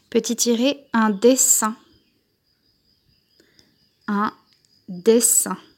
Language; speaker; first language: French; native; French